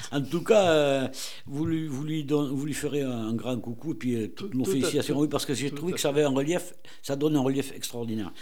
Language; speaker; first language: French; native; French